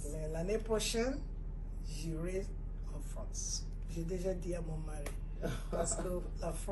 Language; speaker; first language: French; non-native, fluent; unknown